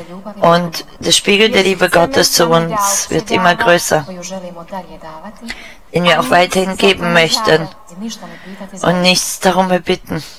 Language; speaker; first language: German; non-native, fluent; Czech